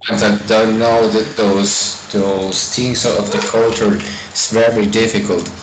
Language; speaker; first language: English; non-native, fluent; Spanish